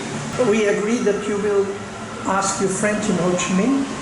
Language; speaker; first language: English; non-native, fluent; Dutch